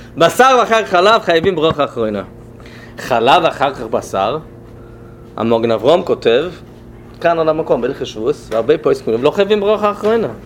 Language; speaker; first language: Hebrew; non-native, fluent; English